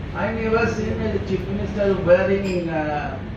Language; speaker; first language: English; non-native, local second language; Bangla